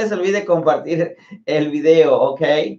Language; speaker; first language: Spanish; native; Spanish